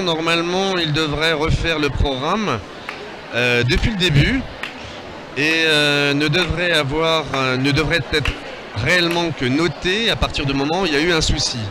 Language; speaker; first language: French; native; French